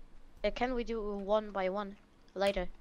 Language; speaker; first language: English; non-native, learner; German